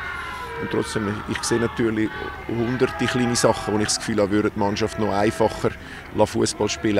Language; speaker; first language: German; native; German